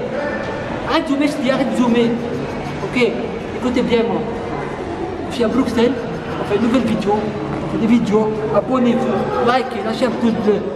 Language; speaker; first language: French; non-native, local second language; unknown